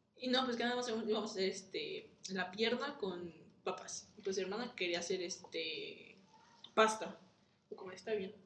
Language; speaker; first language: Spanish; native; Spanish